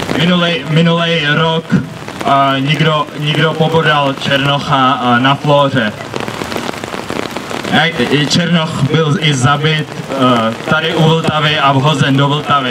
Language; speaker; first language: Czech; early bilingual, other home language; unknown